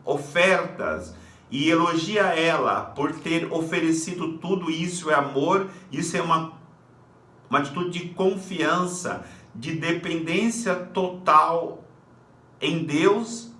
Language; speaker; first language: Portuguese; native; Portuguese